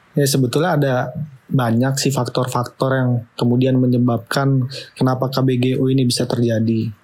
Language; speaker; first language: Indonesian; native; Indonesian